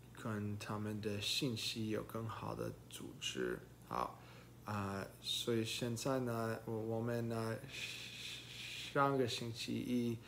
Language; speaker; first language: Chinese; non-native, learner; English